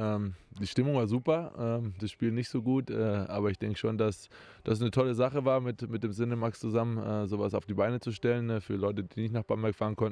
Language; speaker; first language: German; native; German